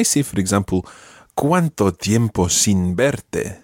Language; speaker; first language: Spanish; non-native, fluent; English